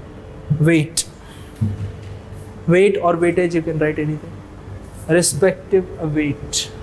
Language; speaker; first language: English; non-native, local second language; Hindi